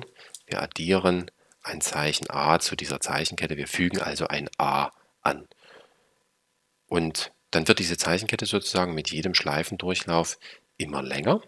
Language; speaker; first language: German; native; German